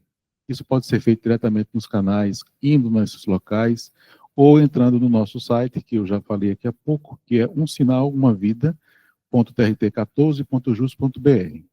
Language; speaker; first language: Portuguese; native; Portuguese